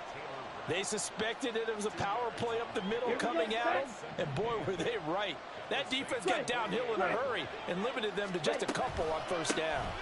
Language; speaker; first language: English; native; English